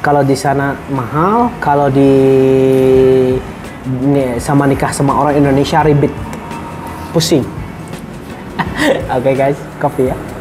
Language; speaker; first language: Indonesian; non-native, fluent; Arabic